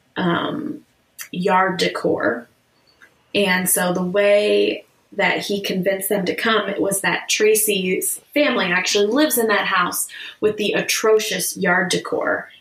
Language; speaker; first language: English; native; English